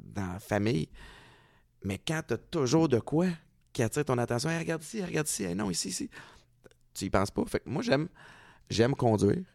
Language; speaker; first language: French; native; French